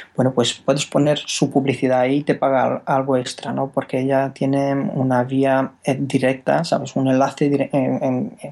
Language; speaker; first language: Spanish; non-native, fluent; Romanian